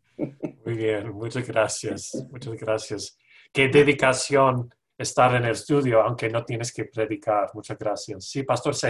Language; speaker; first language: Spanish; non-native, fluent; English